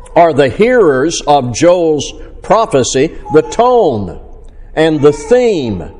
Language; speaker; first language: English; native; English